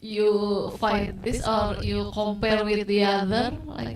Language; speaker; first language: English; non-native, learner; Indonesian